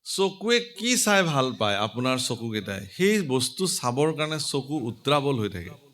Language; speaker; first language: Assamese; native; Assamese